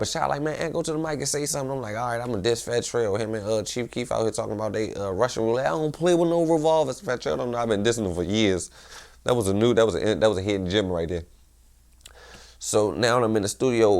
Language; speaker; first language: English; native; English